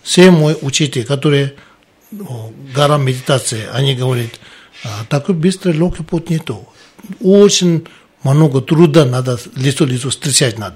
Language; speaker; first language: Russian; non-native, learner; Tibetan